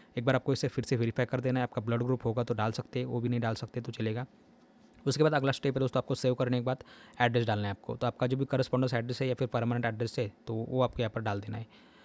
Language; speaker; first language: Hindi; non-native, local second language; Marathi